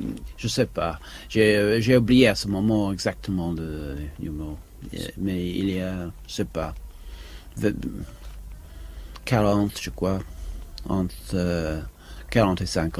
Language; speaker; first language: French; non-native, fluent; English